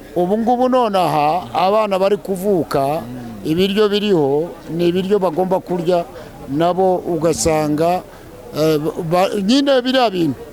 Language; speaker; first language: Kinyarwanda; native; Kinyarwanda